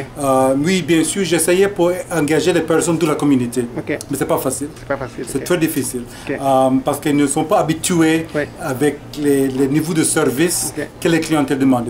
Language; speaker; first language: French; non-native, fluent; English